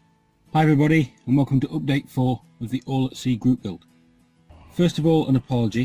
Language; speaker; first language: English; native; English